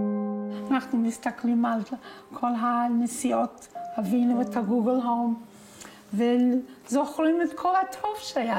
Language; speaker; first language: Hebrew; non-native, fluent; English